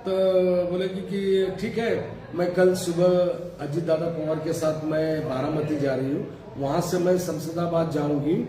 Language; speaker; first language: Hindi; non-native, local second language; Marathi